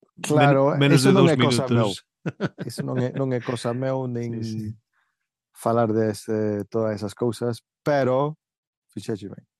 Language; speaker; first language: Galician; early bilingual, heritage; Galician